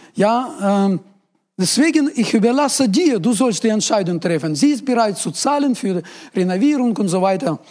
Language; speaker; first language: German; non-native, fluent; Russian